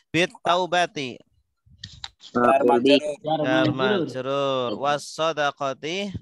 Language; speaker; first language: Arabic; non-native, fluent; Indonesian